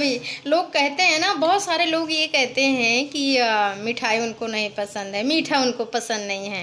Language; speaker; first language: Hindi; native; Hindi